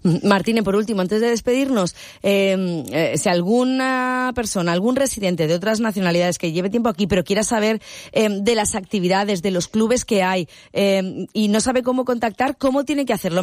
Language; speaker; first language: Spanish; native; Spanish